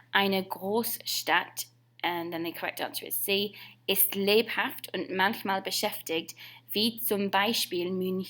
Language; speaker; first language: German; non-native, fluent; English